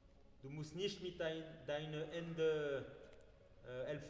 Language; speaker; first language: German; non-native, learner; French